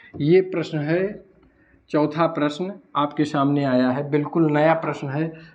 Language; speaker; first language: Hindi; native; Hindi